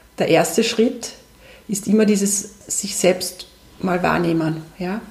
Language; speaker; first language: German; native; German